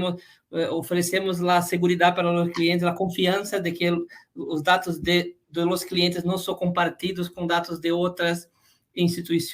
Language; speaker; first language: Spanish; non-native, fluent; Portuguese